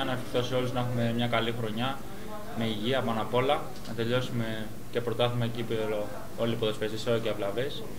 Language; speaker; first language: Greek; native; Greek